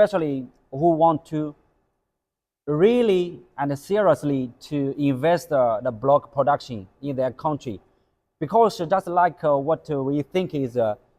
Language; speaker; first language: English; non-native, learner; Chinese